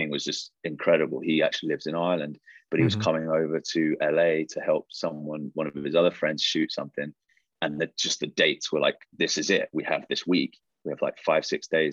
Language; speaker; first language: English; native; English